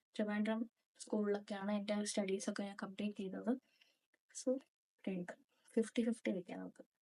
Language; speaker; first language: Malayalam; non-native, local second language; Tamil